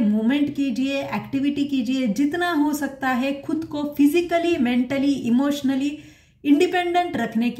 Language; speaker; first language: Hindi; non-native, local second language; Marathi